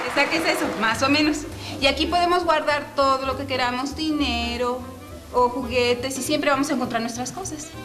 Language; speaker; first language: Spanish; native; Spanish